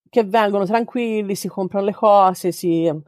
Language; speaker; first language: Italian; native; Italian